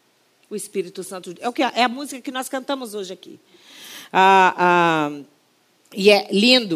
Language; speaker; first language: Portuguese; native; Portuguese